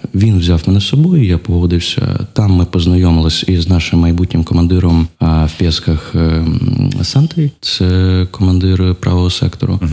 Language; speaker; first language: Ukrainian; non-native, local second language; Russian